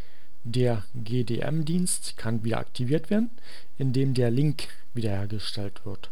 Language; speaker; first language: German; native; German